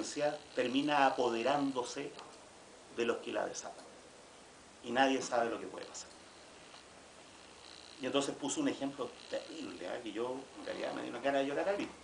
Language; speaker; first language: Spanish; native; Spanish